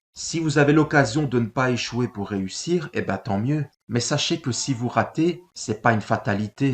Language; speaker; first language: French; native; French